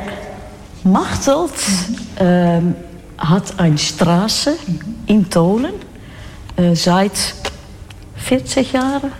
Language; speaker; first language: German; non-native, learner; Dutch